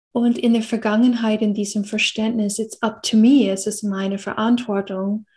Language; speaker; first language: German; non-native, fluent; English